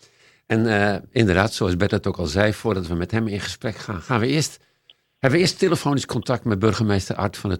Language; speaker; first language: Dutch; native; Dutch